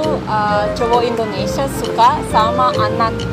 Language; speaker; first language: Indonesian; non-native, fluent; Russian